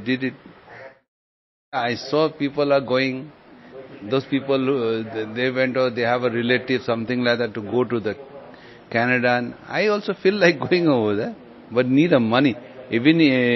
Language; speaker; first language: English; non-native, local second language; Cantonese